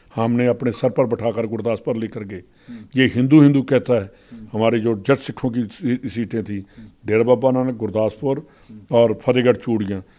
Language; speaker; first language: Hindi; non-native, local second language; Punjabi